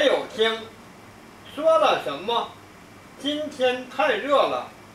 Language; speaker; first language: Chinese; non-native, learner; Spanish